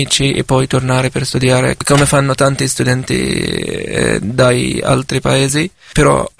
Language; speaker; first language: Italian; non-native, fluent; Arabic